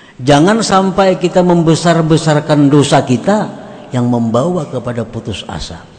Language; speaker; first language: Indonesian; non-native, local second language; Banjar